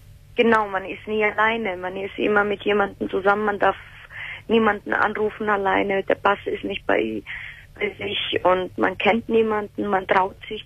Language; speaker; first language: German; early bilingual, other home language; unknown